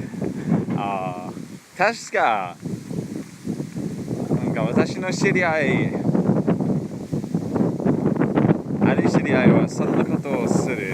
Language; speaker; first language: Japanese; non-native, fluent; English